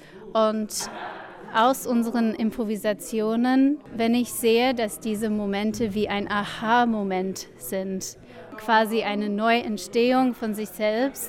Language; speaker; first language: German; non-native, fluent; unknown